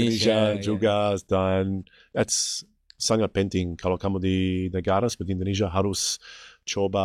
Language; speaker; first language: Indonesian; non-native, fluent; English